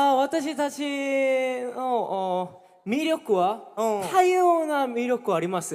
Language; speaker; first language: Japanese; non-native, learner; Korean